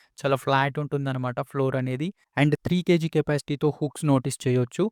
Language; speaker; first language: Telugu; native; Telugu